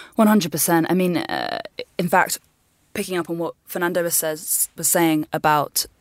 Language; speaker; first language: English; native; English